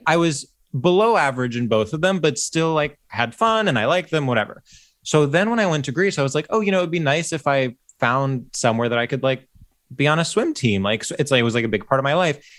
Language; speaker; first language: English; early bilingual, other home language; Greek